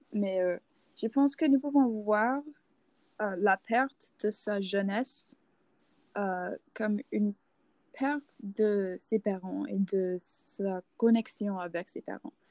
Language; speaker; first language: French; non-native, learner; English